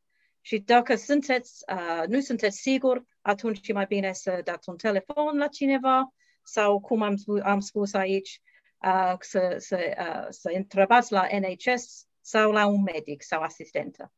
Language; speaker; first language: Romanian; non-native, learner; English